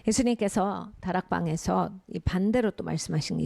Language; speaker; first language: Korean; native; Korean